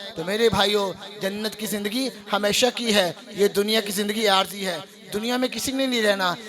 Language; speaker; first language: Urdu; non-native, local second language; Punjabi